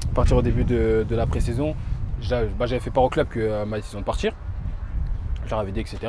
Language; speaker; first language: French; native; French